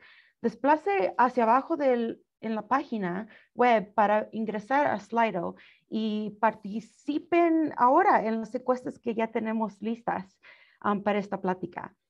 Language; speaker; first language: Spanish; early bilingual, heritage; Spanish